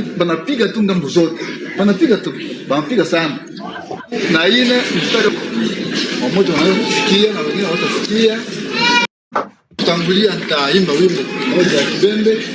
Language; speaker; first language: Swahili; non-native, local second language; Kinyarwanda